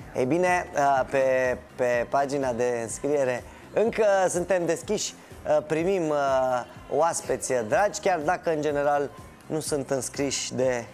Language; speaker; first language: Romanian; native; Romanian